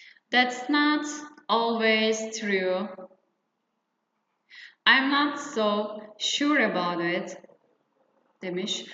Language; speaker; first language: English; non-native, fluent; Turkish